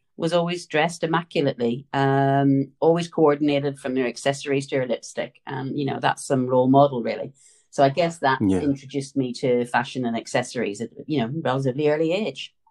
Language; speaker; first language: English; native; English